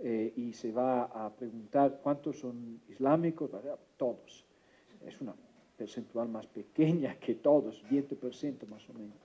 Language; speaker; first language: Spanish; non-native, fluent; Italian